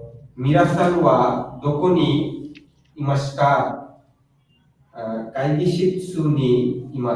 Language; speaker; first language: Japanese; non-native, learner; Bangla